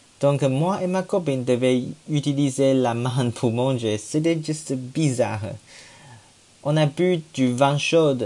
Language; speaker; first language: French; non-native, learner; Chinese